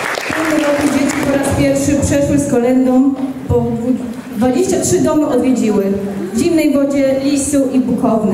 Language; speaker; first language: Polish; native; Polish